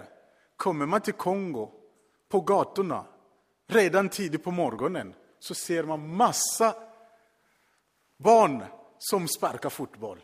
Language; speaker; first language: Swedish; non-native, fluent; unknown